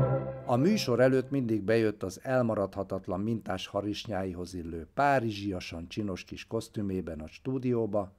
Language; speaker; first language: Hungarian; native; Hungarian